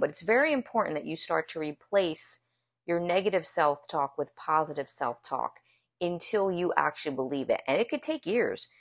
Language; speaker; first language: English; native; English